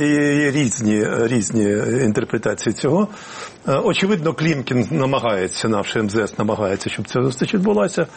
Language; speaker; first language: Ukrainian; native; Ukrainian